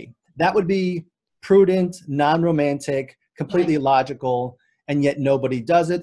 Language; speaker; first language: English; native; English